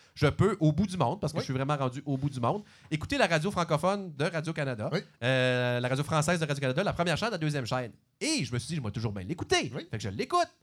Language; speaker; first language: French; native; French